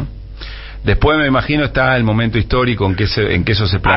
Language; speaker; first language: Spanish; native; Spanish